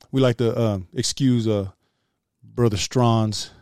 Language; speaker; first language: English; native; English